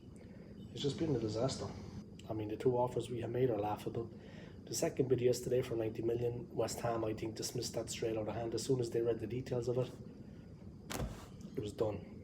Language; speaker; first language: English; native; English